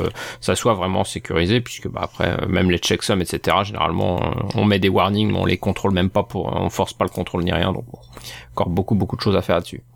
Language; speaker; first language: French; native; French